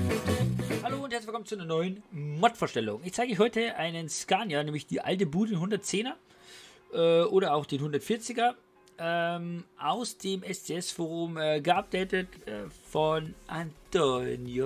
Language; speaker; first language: German; native; German